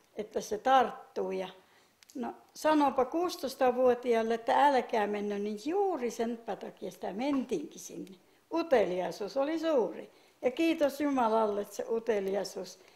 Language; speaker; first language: Finnish; non-native, local second language; Northern Sami